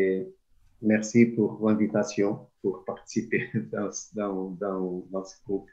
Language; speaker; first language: French; non-native, fluent; Portuguese